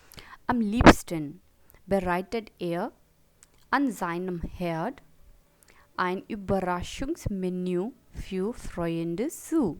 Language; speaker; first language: German; non-native, learner; Hindi